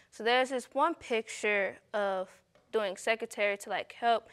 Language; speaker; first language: English; native; English